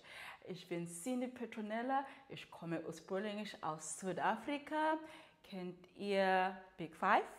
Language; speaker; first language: German; non-native, learner; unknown